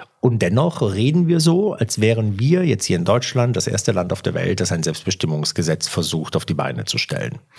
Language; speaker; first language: German; early bilingual, other home language; Italian